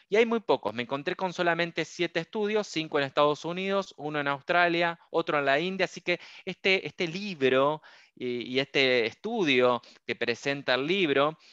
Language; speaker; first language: Spanish; native; Spanish